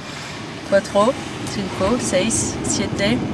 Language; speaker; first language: Portuguese; non-native, learner; French